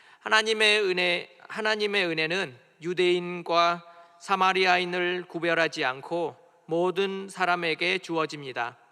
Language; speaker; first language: Korean; non-native, fluent; Vietnamese